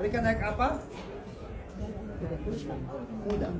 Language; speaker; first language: Indonesian; non-native, fluent; Arabic